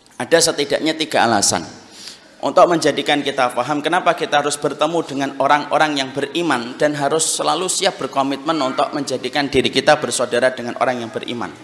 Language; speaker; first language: Indonesian; native; Indonesian